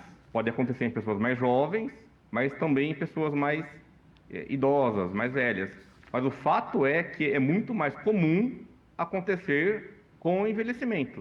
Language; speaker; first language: Portuguese; native; Portuguese